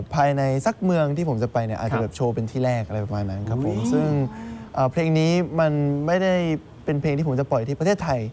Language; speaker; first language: Thai; native; Thai